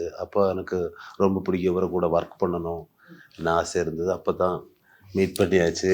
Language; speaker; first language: Tamil; non-native, learner; Malayalam